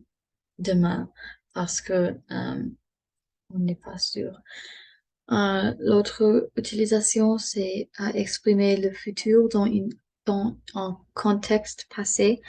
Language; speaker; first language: French; non-native, learner; English